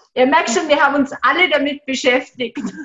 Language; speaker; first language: German; native; German